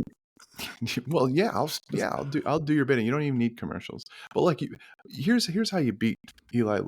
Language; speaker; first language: English; native; English